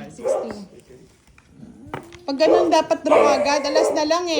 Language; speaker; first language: Filipino; native; Filipino